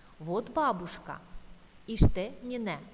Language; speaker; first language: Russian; non-native, fluent; Turkish